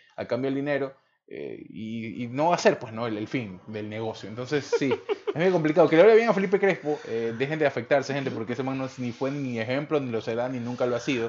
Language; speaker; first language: Spanish; native; Spanish